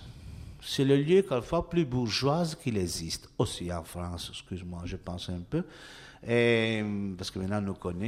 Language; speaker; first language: French; non-native, learner; Italian